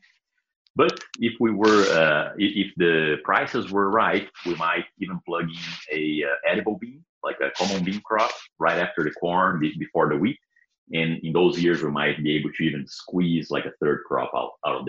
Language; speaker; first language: English; non-native, fluent; Portuguese